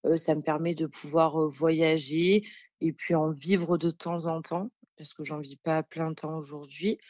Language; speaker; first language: French; native; French